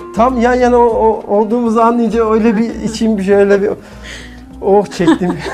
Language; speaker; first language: Turkish; native; Turkish